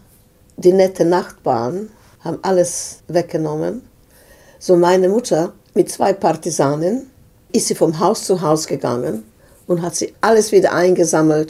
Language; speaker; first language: German; non-native, fluent; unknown